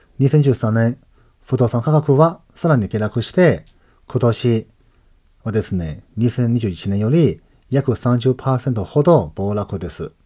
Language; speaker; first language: Japanese; non-native, fluent; Chinese